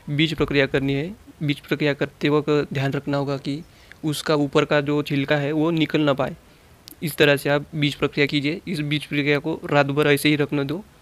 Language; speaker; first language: Hindi; non-native, local second language; Marathi